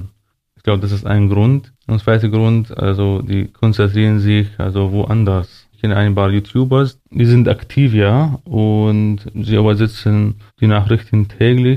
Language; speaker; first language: German; non-native, fluent; Arabic